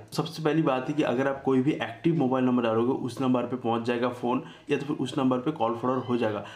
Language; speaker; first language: Hindi; native; Hindi